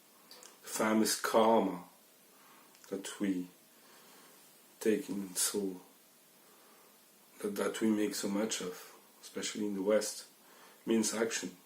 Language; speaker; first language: English; non-native, fluent; French